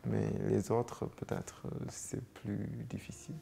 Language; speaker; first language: French; non-native, fluent; Chinese